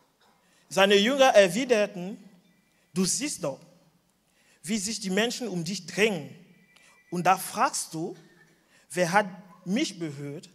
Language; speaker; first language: German; non-native, fluent; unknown